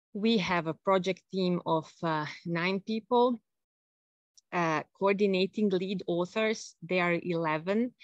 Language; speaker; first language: English; non-native, fluent; Bosnian